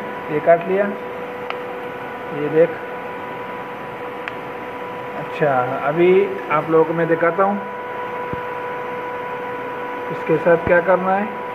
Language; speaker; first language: Hindi; non-native, local second language; Pashto